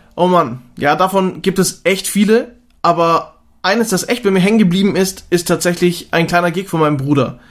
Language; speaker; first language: German; native; German